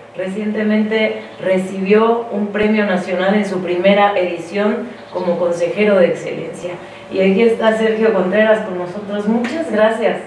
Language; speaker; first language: Spanish; native; Spanish